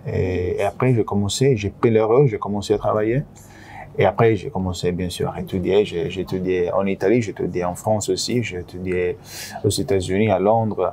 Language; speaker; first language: French; non-native, fluent; Italian